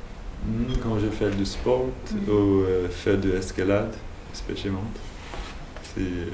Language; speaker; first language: French; non-native, learner; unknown